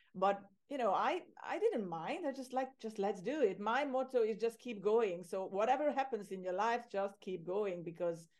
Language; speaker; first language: English; non-native, fluent; Hungarian